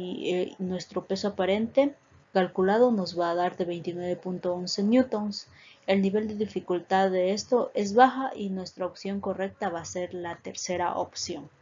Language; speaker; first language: Spanish; native; Spanish